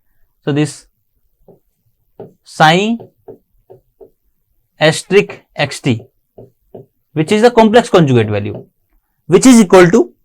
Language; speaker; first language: English; non-native, local second language; Hindi